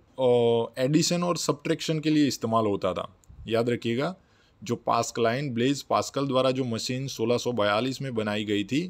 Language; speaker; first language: Hindi; non-native, local second language; Gujarati